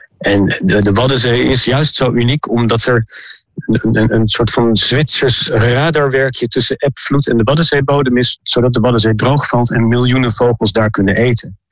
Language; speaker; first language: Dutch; native; Dutch